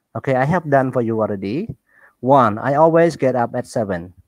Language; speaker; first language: English; non-native, learner; Khmer